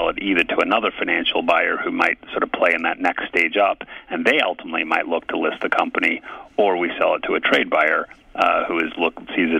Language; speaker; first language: English; native; English